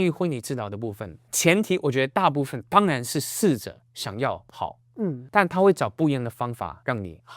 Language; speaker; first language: Chinese; native; Chinese